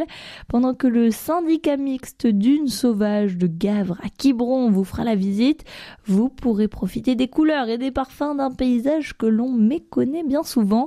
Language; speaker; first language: French; native; French